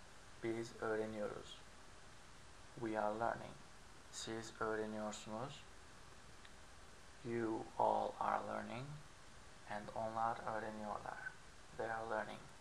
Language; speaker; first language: Turkish; non-native, learner; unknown